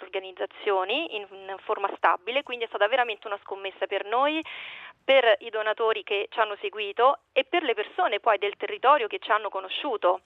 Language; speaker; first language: Italian; native; Italian